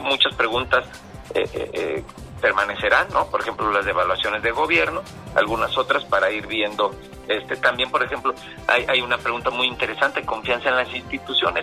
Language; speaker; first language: Spanish; native; Spanish